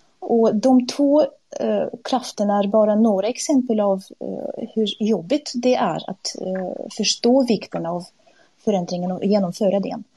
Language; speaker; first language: Swedish; non-native, fluent; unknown